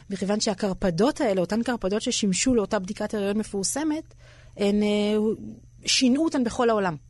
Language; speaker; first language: Hebrew; native; Hebrew